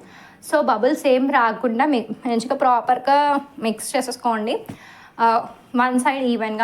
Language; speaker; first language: Telugu; native; Telugu